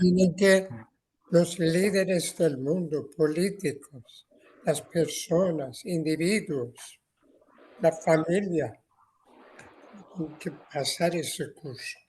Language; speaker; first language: Spanish; non-native, fluent; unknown